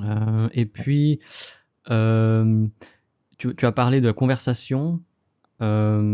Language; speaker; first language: French; native; French